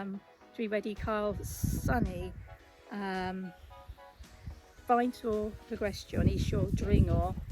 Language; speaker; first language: Welsh; non-native, learner; English